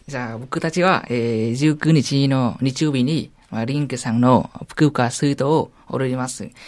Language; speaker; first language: Japanese; non-native, fluent; Vietnamese